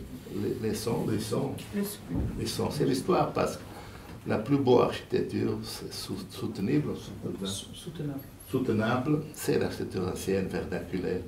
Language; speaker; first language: French; non-native, fluent; Portuguese